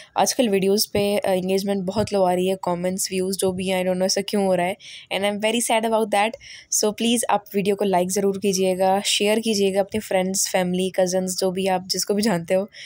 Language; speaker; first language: Urdu; native; Urdu